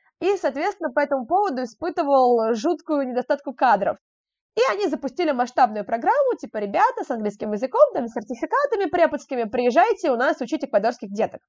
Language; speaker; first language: Russian; native; Russian